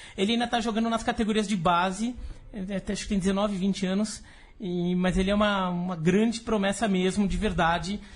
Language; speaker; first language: Portuguese; native; Portuguese